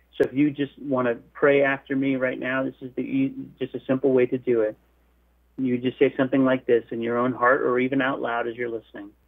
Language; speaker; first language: English; native; English